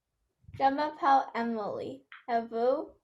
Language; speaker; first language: French; non-native, learner; English